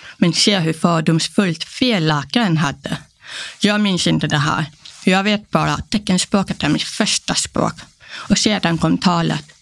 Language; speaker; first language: Swedish; non-native, local second language; Polish